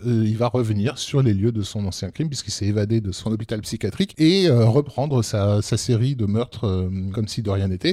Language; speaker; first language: French; native; French